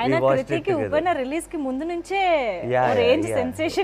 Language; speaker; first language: Telugu; native; Telugu